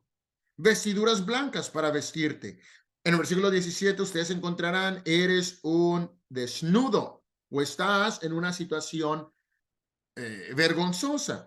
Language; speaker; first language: Spanish; native; Spanish